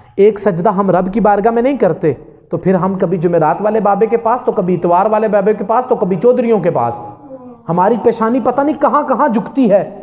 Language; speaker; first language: Urdu; non-native, local second language; Punjabi